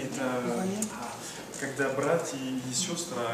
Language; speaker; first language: Russian; non-native, learner; French